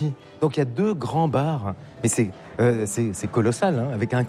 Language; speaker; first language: French; native; French